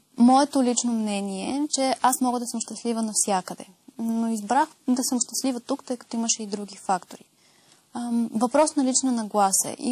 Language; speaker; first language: Bulgarian; early bilingual, heritage; Bulgarian